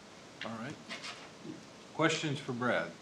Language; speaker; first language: English; native; English